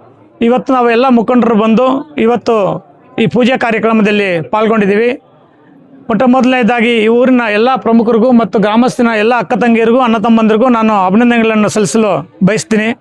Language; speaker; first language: Kannada; native; Kannada